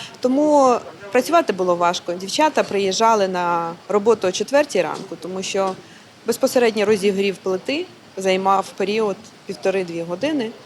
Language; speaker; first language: Ukrainian; native; Ukrainian